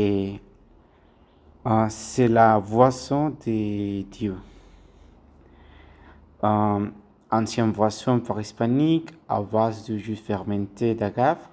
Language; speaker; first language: French; non-native, learner; Spanish